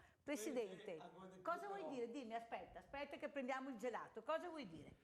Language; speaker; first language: Italian; native; Italian